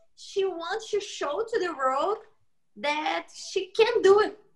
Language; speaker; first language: English; non-native, fluent; Portuguese